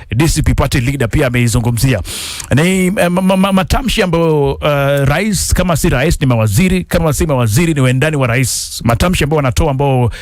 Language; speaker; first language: Swahili; native; Swahili